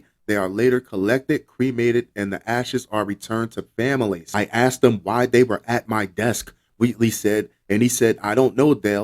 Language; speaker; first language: English; native; English